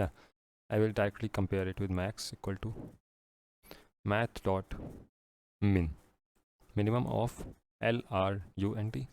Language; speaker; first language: English; non-native, local second language; Hindi